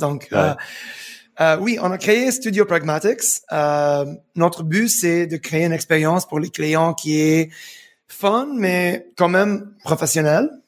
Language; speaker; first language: French; early bilingual, heritage; French